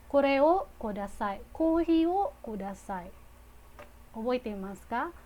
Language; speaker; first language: Japanese; non-native, fluent; Filipino